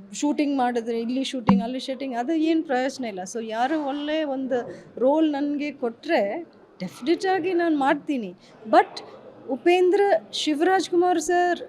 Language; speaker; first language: Kannada; early bilingual, heritage; English